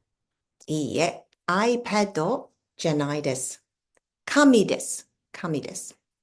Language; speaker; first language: Japanese; non-native, fluent; English